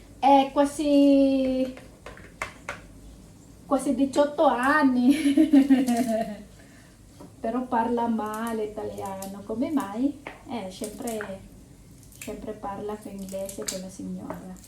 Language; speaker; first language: Italian; non-native, learner; Filipino